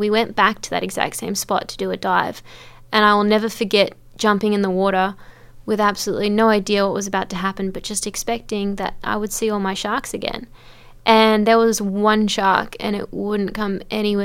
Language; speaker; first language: English; native; English